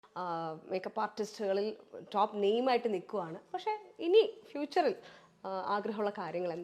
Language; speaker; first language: Malayalam; native; Malayalam